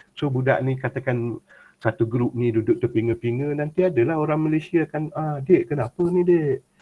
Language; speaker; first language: Malay; native; Malay